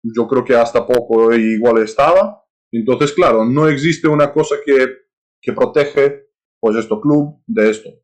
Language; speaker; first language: Spanish; non-native, fluent; Serbian